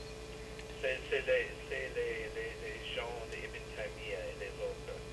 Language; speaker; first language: French; non-native, learner; English